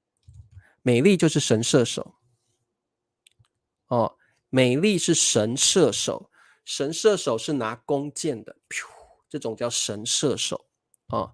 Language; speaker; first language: Chinese; native; Chinese